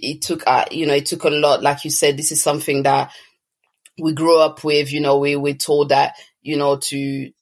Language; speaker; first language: English; early bilingual, other home language; French